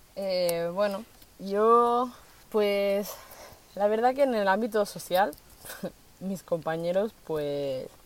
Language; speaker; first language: Spanish; native; Spanish